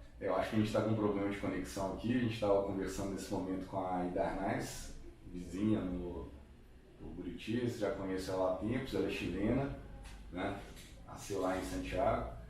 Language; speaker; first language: Portuguese; native; Portuguese